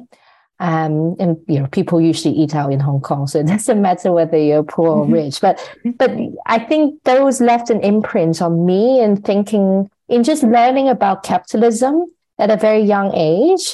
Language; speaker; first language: English; non-native, local second language; Cantonese